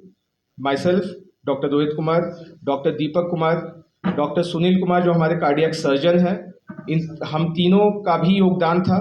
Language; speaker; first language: Hindi; native; Hindi